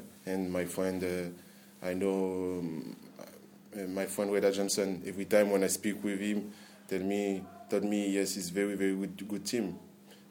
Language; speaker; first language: English; non-native, learner; French